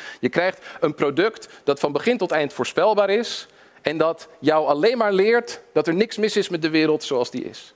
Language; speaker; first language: Dutch; early bilingual, other home language; English